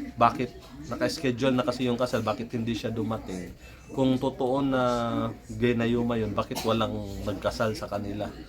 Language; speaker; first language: Filipino; non-native, local second language; Cebuano